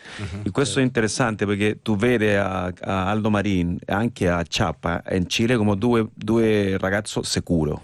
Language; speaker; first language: Italian; non-native, fluent; Spanish